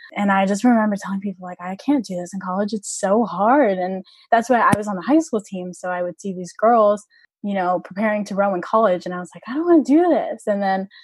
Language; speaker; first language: English; native; English